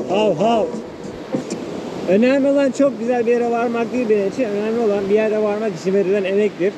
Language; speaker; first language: Turkish; native; Turkish